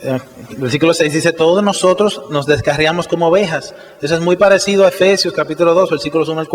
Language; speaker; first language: Spanish; native; Spanish